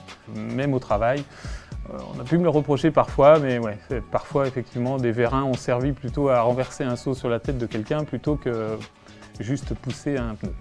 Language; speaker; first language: French; native; French